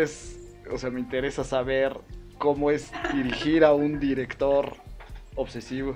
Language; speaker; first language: Spanish; native; Spanish